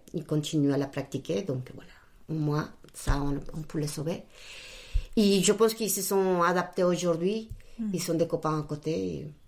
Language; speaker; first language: French; non-native, fluent; Spanish